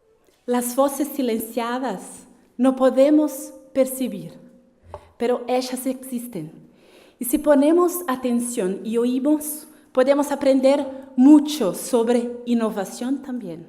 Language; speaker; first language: Spanish; non-native, fluent; Portuguese